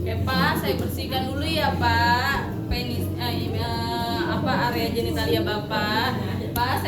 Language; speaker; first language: Indonesian; native; Indonesian